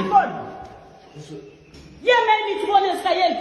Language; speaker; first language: Swedish; non-native, learner; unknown